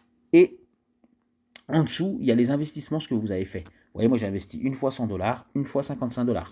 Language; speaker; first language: French; native; French